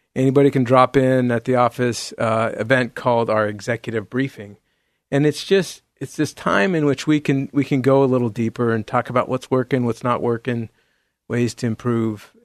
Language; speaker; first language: English; native; English